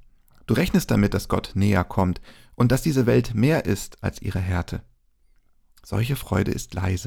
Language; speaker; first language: German; native; German